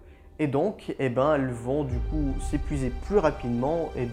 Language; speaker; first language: French; native; French